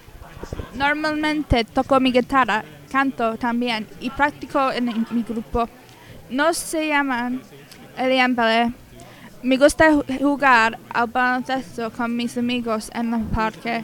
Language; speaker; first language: Spanish; non-native, learner; English